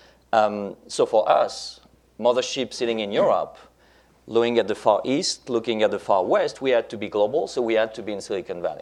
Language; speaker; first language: English; non-native, fluent; French